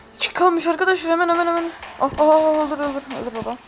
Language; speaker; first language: Turkish; native; Turkish